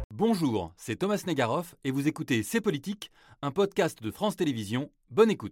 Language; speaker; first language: French; native; French